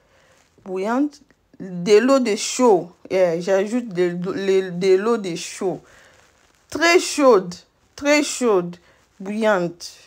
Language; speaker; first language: French; non-native, local second language; Lingala